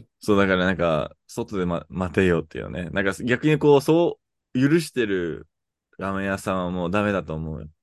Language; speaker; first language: Japanese; non-native, fluent; English